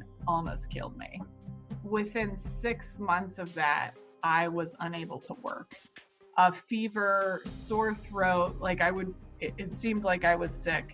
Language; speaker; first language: English; native; English